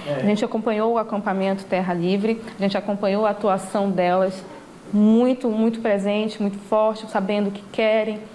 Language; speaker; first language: Portuguese; native; Portuguese